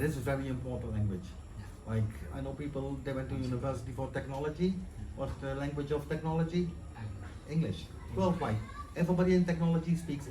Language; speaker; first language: English; non-native, fluent; Dutch